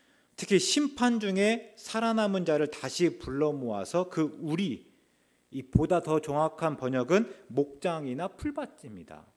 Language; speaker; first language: Korean; native; Korean